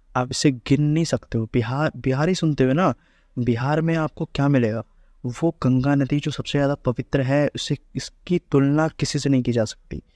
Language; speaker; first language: Hindi; native; Hindi